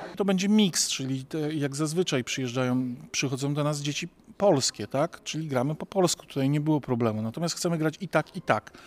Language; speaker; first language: Polish; native; Polish